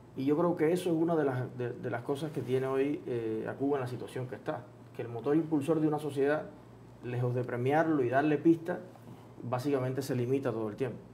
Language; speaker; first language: Spanish; native; Spanish